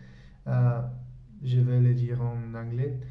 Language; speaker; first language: French; non-native, learner; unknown